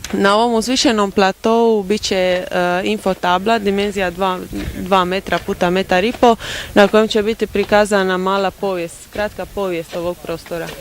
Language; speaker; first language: Croatian; native; Croatian